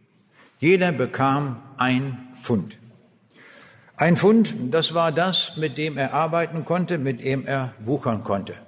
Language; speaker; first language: German; native; German